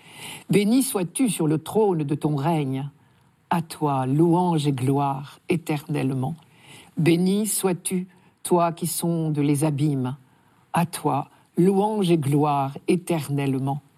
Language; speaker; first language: French; native; French